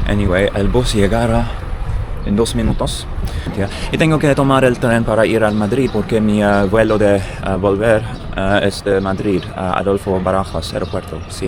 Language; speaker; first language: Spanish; non-native, learner; English